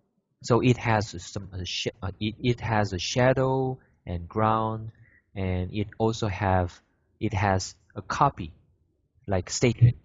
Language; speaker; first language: English; non-native, learner; Korean